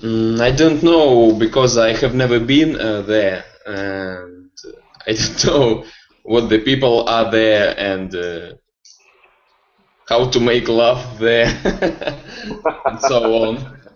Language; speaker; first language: English; non-native, learner; Russian